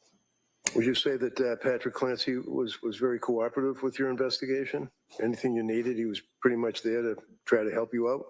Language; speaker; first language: English; native; English